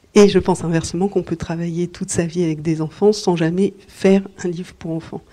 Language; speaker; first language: French; native; French